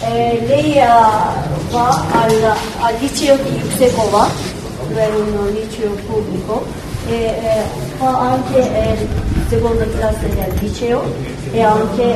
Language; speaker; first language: Italian; non-native, fluent; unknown